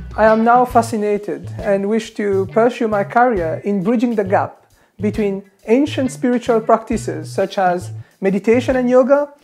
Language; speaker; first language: English; non-native, local second language; Morisyen